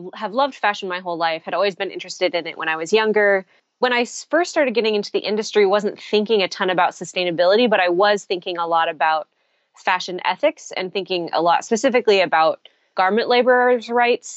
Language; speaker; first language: English; native; English